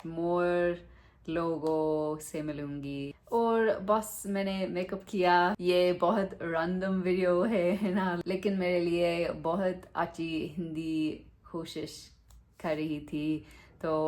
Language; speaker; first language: Hindi; non-native, learner; English